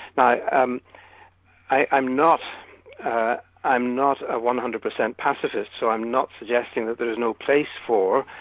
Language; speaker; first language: English; native; English